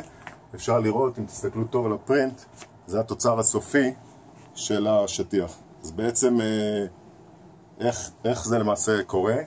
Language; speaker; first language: Hebrew; native; Hebrew